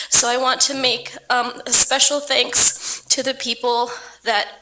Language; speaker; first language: English; native; English